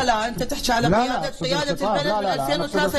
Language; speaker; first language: Arabic; native; Arabic